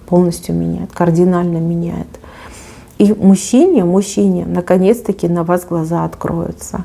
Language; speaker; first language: Russian; native; Russian